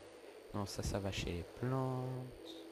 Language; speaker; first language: French; native; French